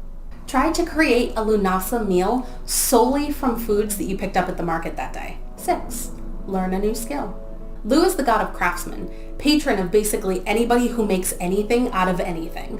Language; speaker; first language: English; native; English